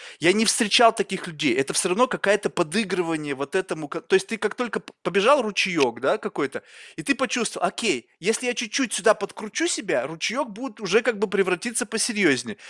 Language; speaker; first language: Russian; native; Russian